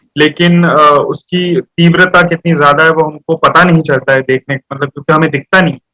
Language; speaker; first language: Hindi; non-native, local second language; Marathi